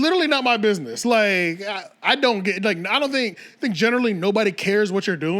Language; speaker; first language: English; native; English